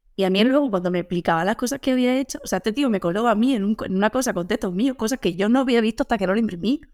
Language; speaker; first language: Spanish; native; Spanish